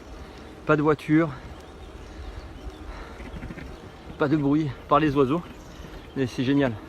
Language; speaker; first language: French; native; French